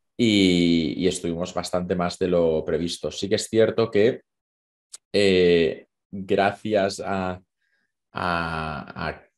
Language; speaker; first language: Spanish; native; Spanish